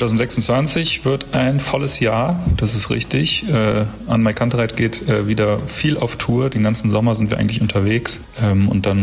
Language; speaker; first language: German; native; German